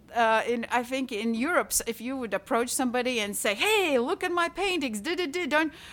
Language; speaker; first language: English; non-native, fluent; Latvian